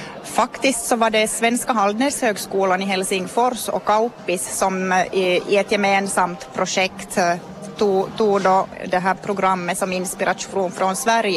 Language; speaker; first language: Swedish; native; Swedish